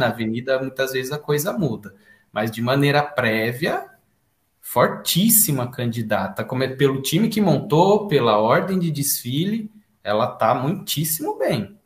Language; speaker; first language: Portuguese; native; Portuguese